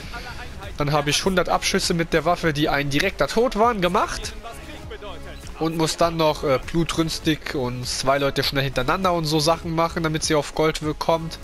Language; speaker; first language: German; native; German